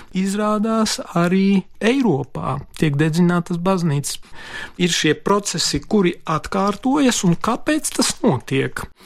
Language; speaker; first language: Latvian; non-native, local second language; Polish